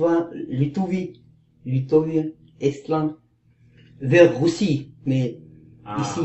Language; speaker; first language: French; non-native, learner; Kazakh